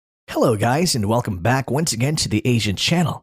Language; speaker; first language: English; non-native, fluent; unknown